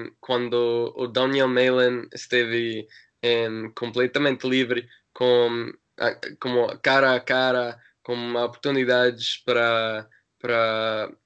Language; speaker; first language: Portuguese; non-native, learner; English